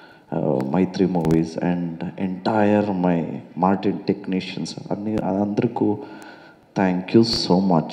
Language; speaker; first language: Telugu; non-native, learner; Kannada